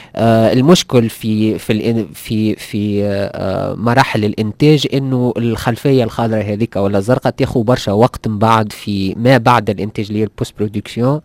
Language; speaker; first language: Arabic; native; Arabic